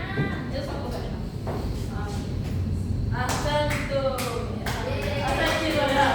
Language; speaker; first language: Arabic; non-native, learner; Malay